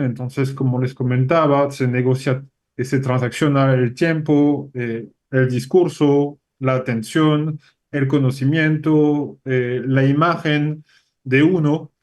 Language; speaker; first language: Spanish; non-native, fluent; French